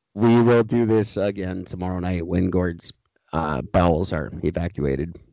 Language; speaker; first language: English; native; English